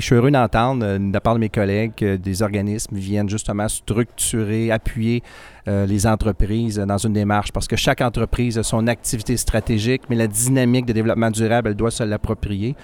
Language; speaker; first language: French; native; French